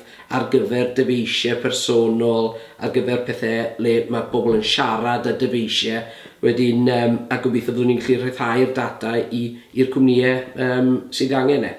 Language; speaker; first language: Welsh; native; Welsh